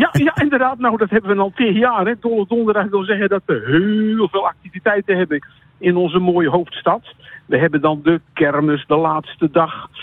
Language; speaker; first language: Dutch; native; Dutch